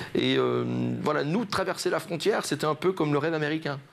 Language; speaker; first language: French; native; French